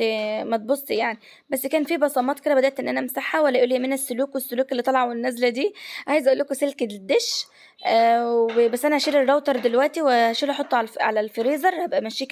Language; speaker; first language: Arabic; native; Arabic